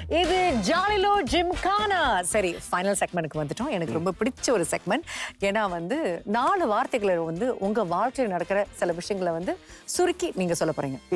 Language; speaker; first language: Tamil; native; Tamil